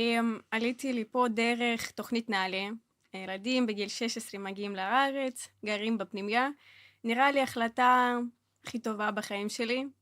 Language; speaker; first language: Hebrew; non-native, fluent; Russian